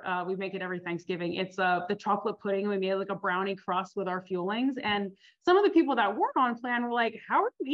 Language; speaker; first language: English; native; English